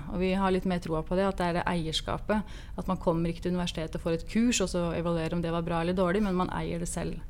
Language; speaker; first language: Norwegian; native; Norwegian